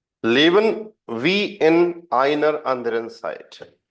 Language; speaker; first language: German; non-native, fluent; Hindi